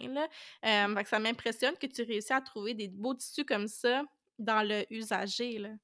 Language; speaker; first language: French; native; French